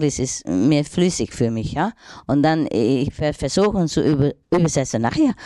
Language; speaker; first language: German; non-native, learner; Vietnamese